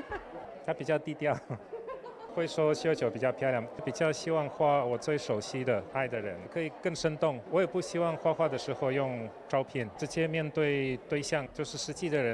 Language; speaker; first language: Chinese; non-native, fluent; Russian